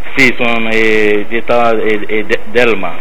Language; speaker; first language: Spanish; non-native, learner; Haitian Creole